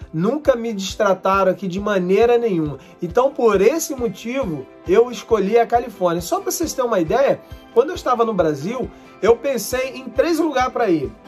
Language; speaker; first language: Portuguese; native; Portuguese